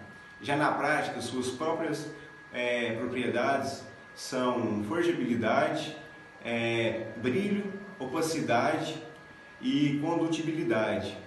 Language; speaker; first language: Portuguese; native; Portuguese